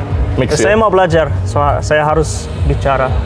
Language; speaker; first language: Indonesian; non-native, learner; Dutch